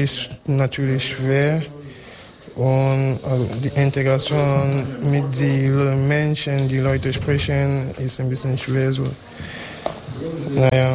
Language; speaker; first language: German; non-native, learner; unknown